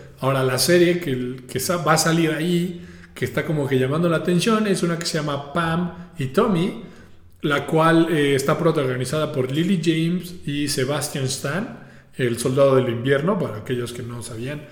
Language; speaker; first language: Spanish; native; Spanish